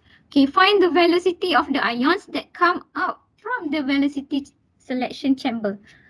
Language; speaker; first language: English; non-native, local second language; Malay